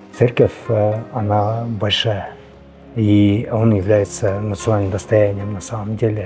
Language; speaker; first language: Russian; non-native, local second language; Kyrgyz